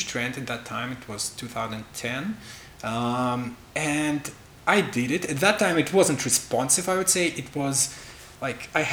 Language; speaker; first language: English; non-native, fluent; Russian